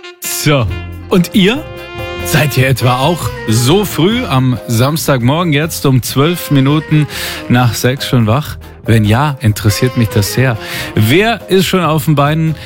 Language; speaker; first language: German; native; German